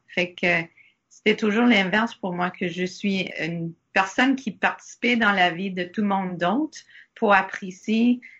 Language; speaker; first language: French; non-native, learner; English